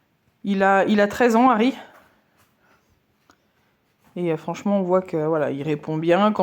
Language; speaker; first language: French; native; French